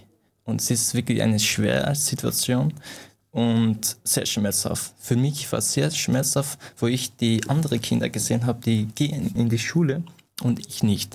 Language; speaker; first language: German; non-native, fluent; Persian